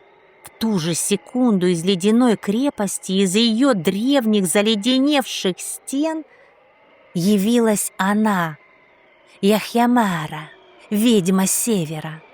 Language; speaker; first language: Russian; native; Russian